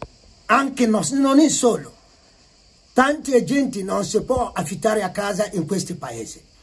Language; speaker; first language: Italian; non-native, learner; Igbo